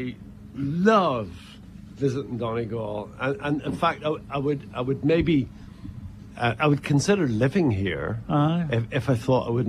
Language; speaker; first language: English; native; English